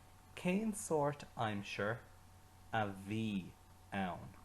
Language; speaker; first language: Irish; non-native, local second language; English